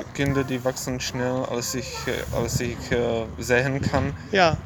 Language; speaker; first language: German; non-native, fluent; English